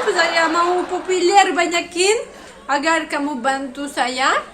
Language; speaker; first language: Indonesian; non-native, learner; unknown